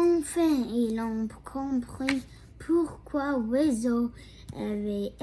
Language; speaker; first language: French; non-native, local second language; English